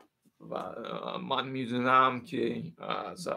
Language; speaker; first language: Persian; non-native, learner; English